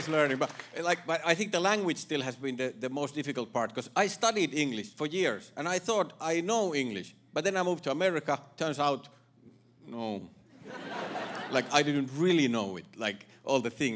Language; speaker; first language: English; non-native, fluent; Finnish